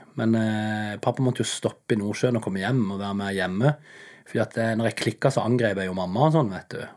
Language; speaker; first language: Norwegian; native; Norwegian